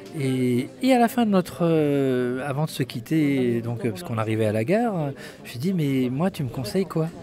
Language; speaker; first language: French; early bilingual, other home language; Arabic